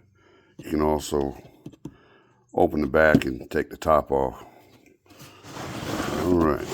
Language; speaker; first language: English; native; English